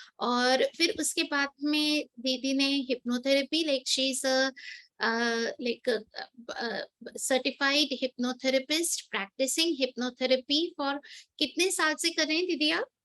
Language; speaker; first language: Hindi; native; Hindi